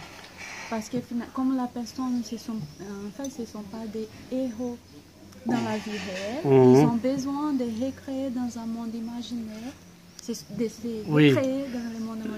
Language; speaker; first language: French; non-native, fluent; Portuguese